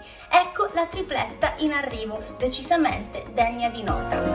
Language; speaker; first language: Italian; native; Italian